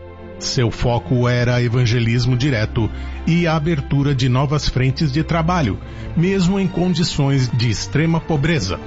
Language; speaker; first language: Portuguese; native; Portuguese